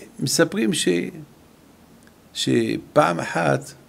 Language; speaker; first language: Hebrew; non-native, fluent; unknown